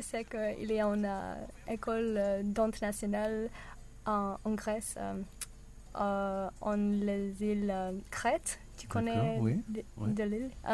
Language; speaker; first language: French; non-native, learner; English